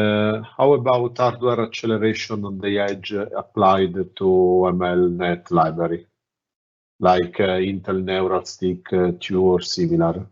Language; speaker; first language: English; non-native, learner; Italian